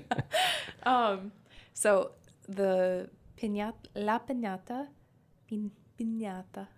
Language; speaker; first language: English; native; English